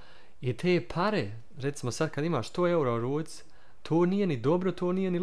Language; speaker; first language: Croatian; early bilingual, heritage; Croatian